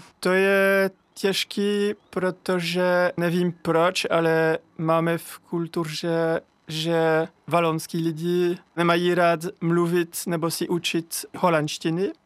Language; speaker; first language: Czech; non-native, fluent; French